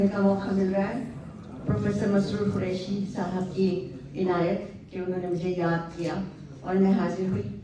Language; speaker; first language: Urdu; native; Urdu